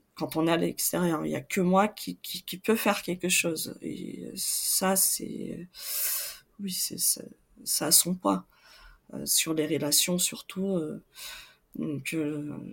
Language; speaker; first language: French; non-native, fluent; Portuguese